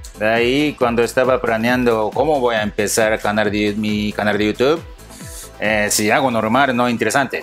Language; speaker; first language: Spanish; non-native, learner; Japanese